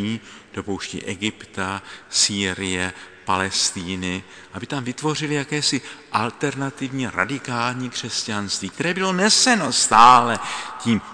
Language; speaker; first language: Czech; native; Czech